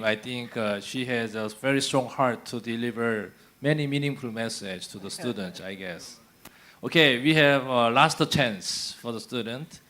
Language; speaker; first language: English; non-native, fluent; Korean